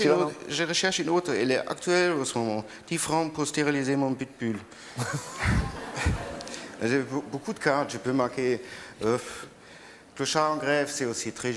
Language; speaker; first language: French; non-native, learner; German